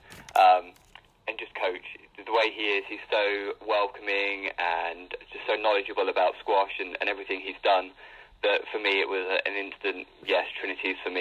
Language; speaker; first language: English; native; English